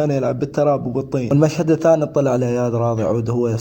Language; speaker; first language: Arabic; native; Arabic